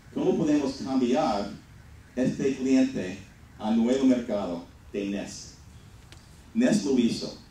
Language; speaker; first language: Spanish; non-native, fluent; English